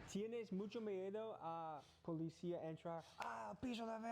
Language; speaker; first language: Spanish; non-native, learner; English